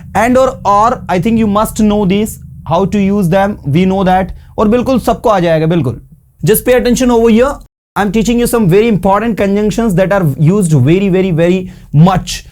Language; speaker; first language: Hindi; native; Hindi